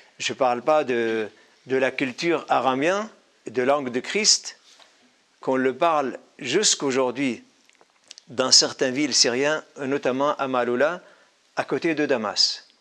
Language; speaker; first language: French; non-native, fluent; Arabic